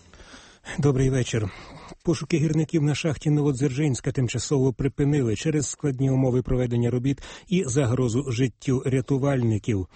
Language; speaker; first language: Ukrainian; native; Ukrainian